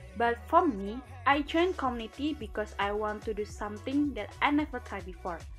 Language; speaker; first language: English; non-native, learner; Indonesian